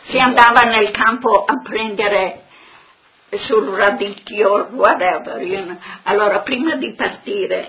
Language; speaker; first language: Italian; non-native, local second language; Friulian